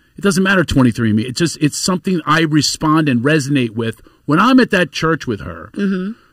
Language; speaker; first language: English; native; English